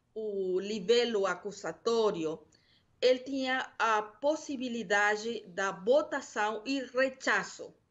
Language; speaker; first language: Portuguese; non-native, learner; Spanish